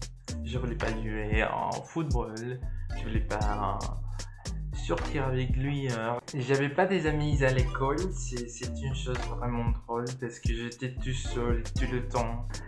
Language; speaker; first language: French; non-native, learner; Spanish